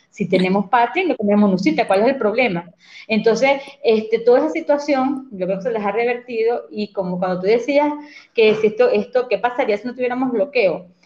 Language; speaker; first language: Spanish; native; Spanish